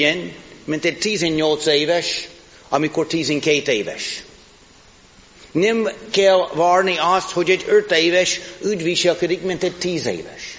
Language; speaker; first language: Hungarian; non-native, fluent; English